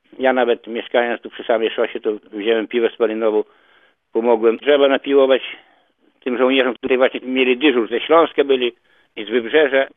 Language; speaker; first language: Polish; native; Polish